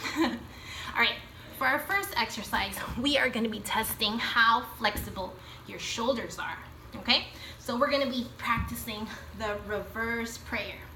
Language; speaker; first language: English; native; English